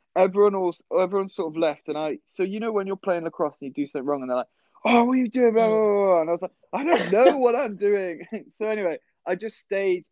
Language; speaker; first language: English; native; English